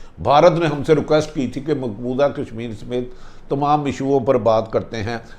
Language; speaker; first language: Urdu; non-native, local second language; Punjabi